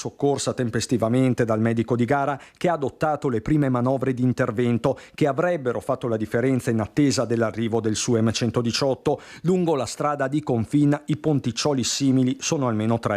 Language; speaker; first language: Italian; native; Italian